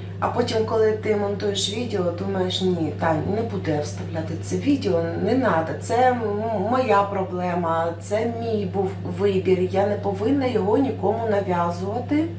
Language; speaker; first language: Ukrainian; non-native, local second language; Russian